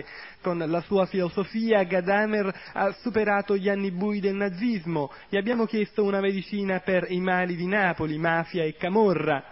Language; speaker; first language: Italian; native; Italian